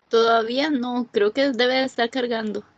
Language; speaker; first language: Spanish; native; Spanish